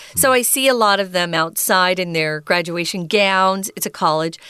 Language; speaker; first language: English; native; English